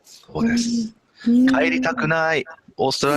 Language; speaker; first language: Japanese; non-native, fluent; English